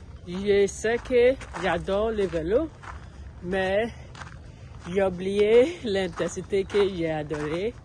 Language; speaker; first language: French; non-native, learner; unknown